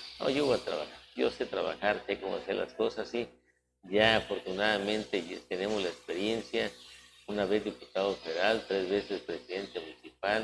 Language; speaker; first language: Spanish; native; Spanish